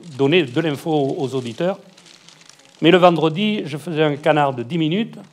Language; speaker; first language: French; native; French